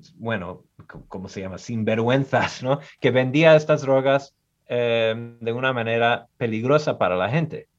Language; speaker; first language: Spanish; early bilingual, heritage; Spanish